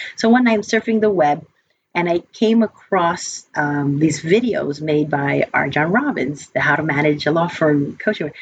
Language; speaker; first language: English; native; English